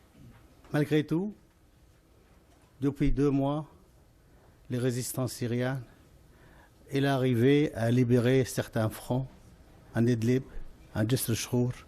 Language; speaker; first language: French; non-native, fluent; Arabic